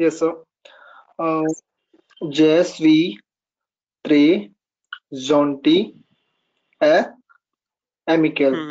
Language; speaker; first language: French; non-native, learner; Hindi